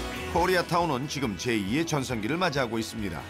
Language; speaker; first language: Korean; native; Korean